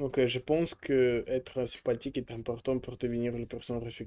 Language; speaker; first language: French; non-native, learner; Russian